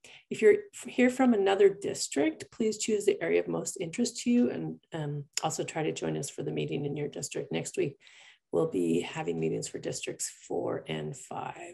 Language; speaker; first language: English; native; English